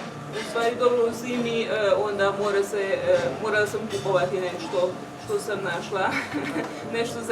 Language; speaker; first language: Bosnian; non-native, local second language; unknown